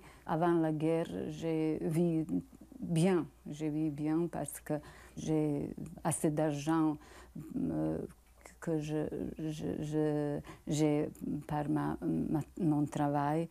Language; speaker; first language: French; non-native, learner; Bosnian